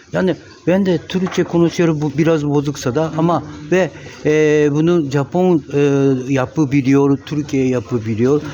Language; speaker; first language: Turkish; non-native, learner; Japanese